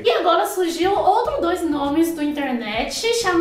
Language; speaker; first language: Portuguese; non-native, fluent; Chinese